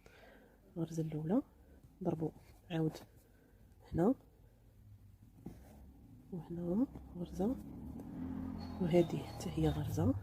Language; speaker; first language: Arabic; native; Arabic